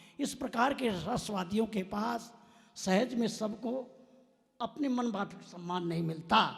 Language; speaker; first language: Hindi; native; Hindi